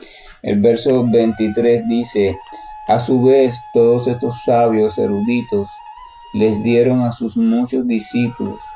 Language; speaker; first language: Spanish; native; Spanish